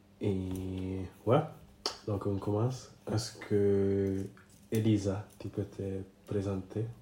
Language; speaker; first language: French; non-native, learner; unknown